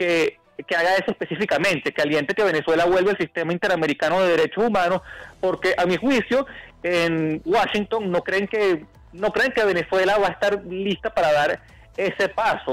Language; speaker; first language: Spanish; native; Spanish